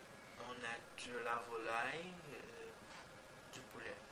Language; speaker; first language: French; non-native, local second language; Haitian Creole